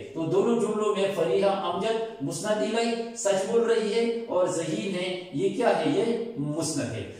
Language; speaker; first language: Urdu; non-native, local second language; Pashto